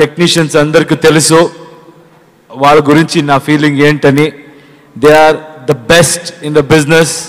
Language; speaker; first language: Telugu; non-native, learner; Kannada